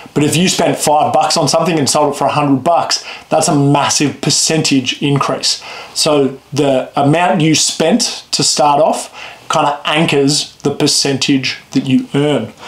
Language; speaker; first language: English; native; English